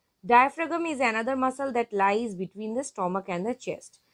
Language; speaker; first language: English; non-native, local second language; Bangla